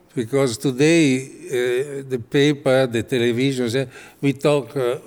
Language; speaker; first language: English; non-native, fluent; Italian